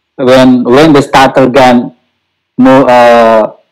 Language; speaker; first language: English; non-native, learner; Indonesian